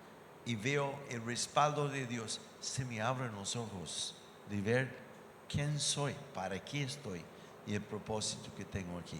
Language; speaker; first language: Spanish; non-native, fluent; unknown